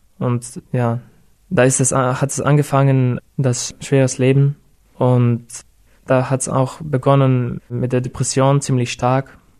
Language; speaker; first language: German; non-native, fluent; Russian